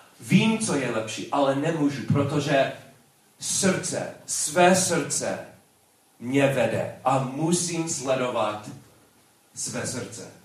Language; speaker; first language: Czech; non-native, learner; English